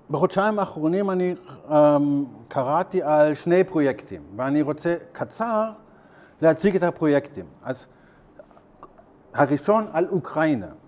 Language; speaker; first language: Hebrew; non-native, learner; German